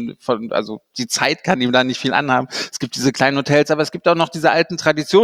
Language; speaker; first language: German; native; German